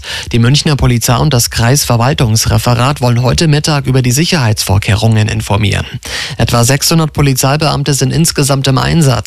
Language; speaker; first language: German; native; German